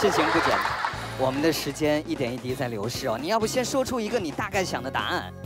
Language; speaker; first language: Chinese; native; Chinese